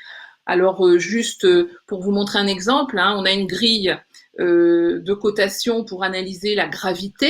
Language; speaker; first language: French; native; French